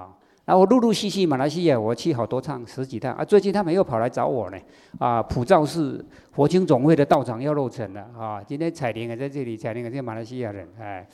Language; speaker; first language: Chinese; native; Chinese